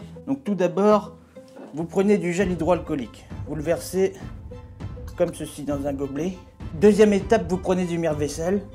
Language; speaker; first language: French; native; French